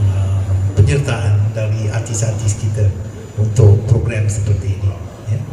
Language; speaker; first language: Malay; native; Malay